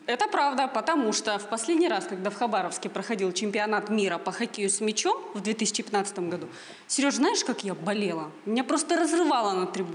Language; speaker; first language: Russian; native; Russian